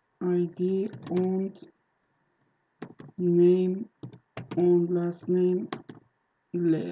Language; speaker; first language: German; non-native, learner; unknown